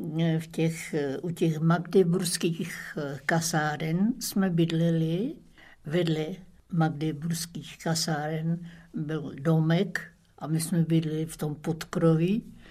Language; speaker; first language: Czech; early bilingual, other home language; German